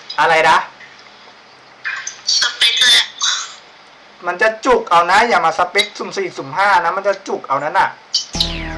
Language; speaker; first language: Thai; native; Thai